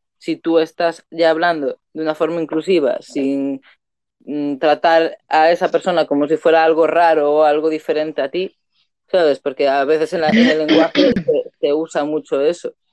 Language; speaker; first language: Spanish; native; Spanish